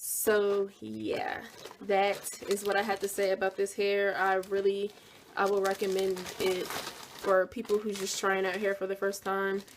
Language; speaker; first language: English; native; English